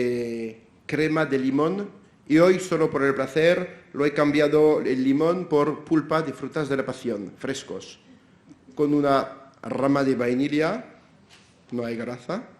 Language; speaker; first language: Spanish; non-native, fluent; French